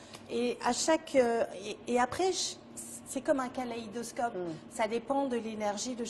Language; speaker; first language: French; native; French